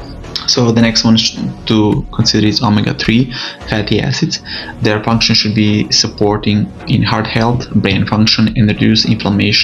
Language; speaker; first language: English; non-native, fluent; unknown